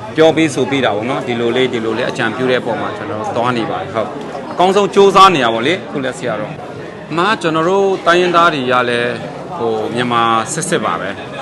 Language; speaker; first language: Burmese; non-native, local second language; Hakha Chin